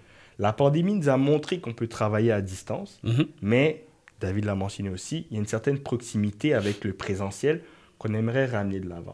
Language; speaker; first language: French; native; French